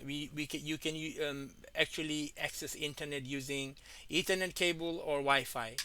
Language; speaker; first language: English; non-native, fluent; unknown